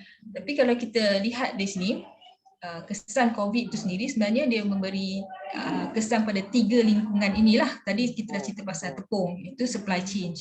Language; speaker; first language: Malay; native; Malay